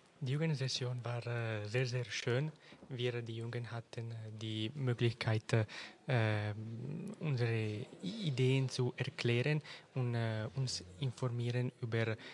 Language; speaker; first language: German; non-native, local second language; Italian